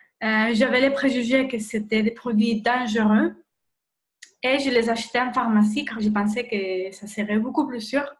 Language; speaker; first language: French; non-native, fluent; Spanish